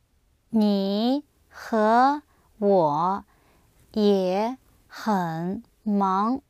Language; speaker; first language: Chinese; non-native, learner; English